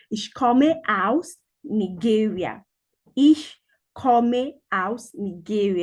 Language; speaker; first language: German; non-native, learner; Yoruba